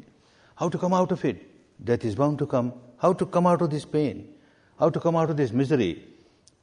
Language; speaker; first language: English; non-native, fluent; Burmese